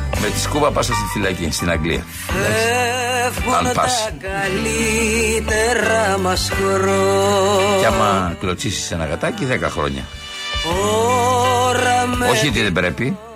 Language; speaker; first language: Greek; native; Greek